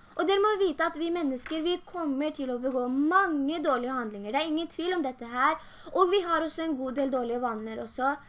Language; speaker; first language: Norwegian; early bilingual, other home language; Urdu